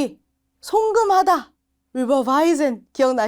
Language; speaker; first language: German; non-native, fluent; Korean